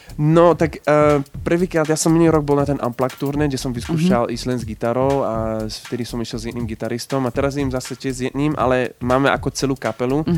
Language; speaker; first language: Slovak; non-native, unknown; Dutch